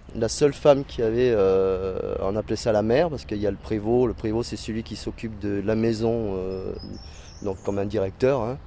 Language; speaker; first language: French; native; French